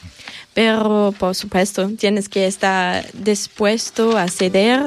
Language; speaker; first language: Spanish; non-native, fluent; German